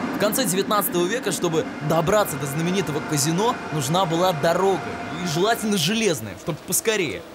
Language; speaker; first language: Russian; native; Russian